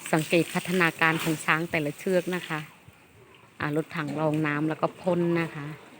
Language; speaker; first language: Thai; native; Thai